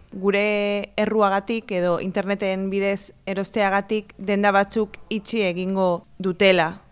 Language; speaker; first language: Basque; non-native, local second language; Spanish